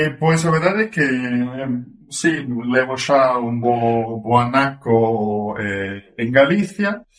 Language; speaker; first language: Galician; non-native, fluent; German